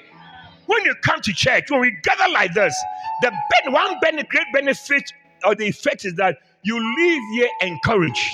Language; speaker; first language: English; non-native, local second language; Akan